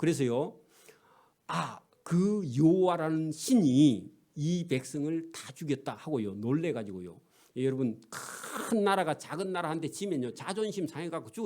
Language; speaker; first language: Korean; native; Korean